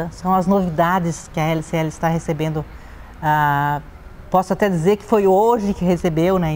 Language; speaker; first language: Portuguese; native; Portuguese